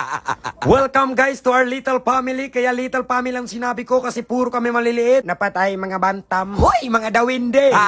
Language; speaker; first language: Filipino; non-native, local second language; Chavacano